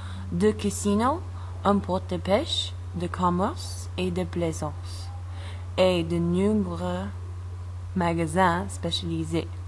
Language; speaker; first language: French; non-native, learner; English